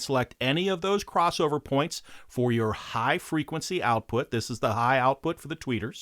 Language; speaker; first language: English; native; English